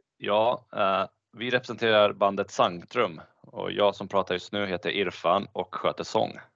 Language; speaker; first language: Swedish; early bilingual, other home language; Bosnian